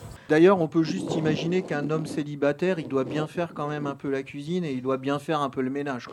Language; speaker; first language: French; native; French